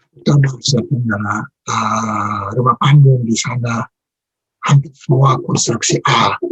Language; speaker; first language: Indonesian; non-native, learner; Japanese